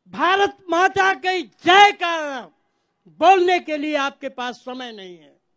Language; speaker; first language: Hindi; non-native, local second language; Telugu